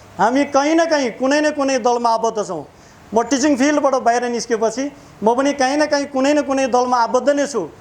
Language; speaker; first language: Nepali; non-native, local second language; Eastern Tamang